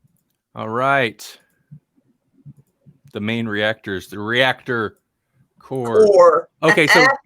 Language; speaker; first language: English; native; English